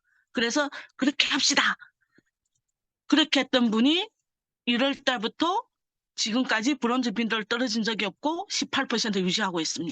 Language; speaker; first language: Korean; early bilingual, heritage; Korean